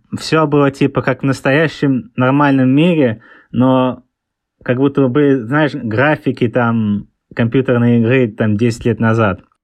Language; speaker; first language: Russian; early bilingual, heritage; Russian